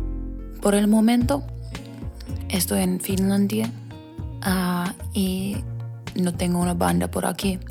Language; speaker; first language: Spanish; non-native, fluent; Finnish